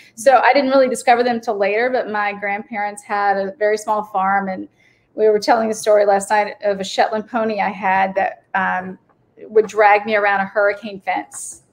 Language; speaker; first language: English; native; English